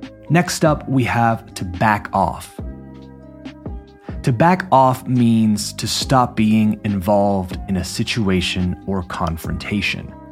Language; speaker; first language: English; native; English